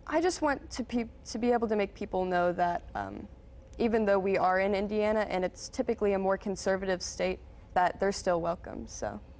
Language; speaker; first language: English; native; English